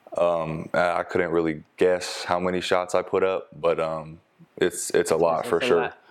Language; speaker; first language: English; native; English